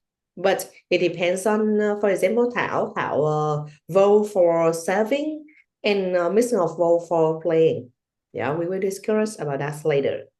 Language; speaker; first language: English; non-native, learner; Vietnamese